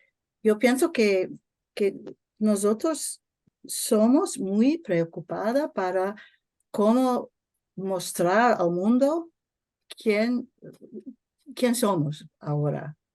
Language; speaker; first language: Spanish; non-native, learner; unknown